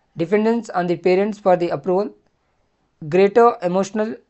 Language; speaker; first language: English; non-native, local second language; Kannada